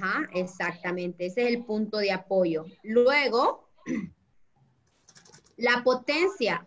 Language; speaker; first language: Spanish; native; Spanish